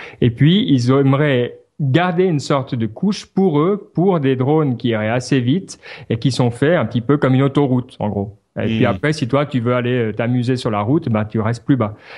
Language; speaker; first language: French; native; French